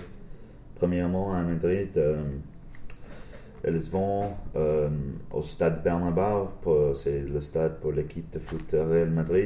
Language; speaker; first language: French; non-native, learner; English